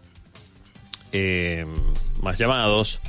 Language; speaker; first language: Spanish; native; Spanish